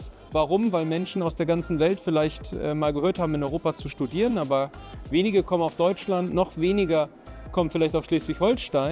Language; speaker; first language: German; native; German